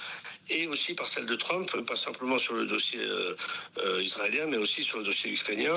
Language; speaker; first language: French; native; French